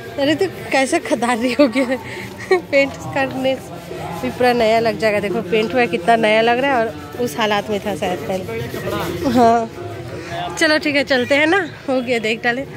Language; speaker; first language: Hindi; native; Hindi